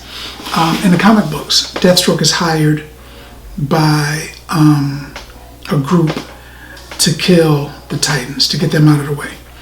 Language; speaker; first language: English; native; English